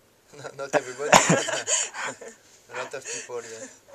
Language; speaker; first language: English; non-native, learner; French